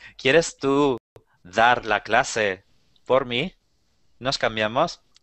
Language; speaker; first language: Spanish; native; Spanish